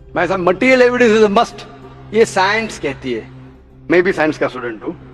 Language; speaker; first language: Hindi; non-native, local second language; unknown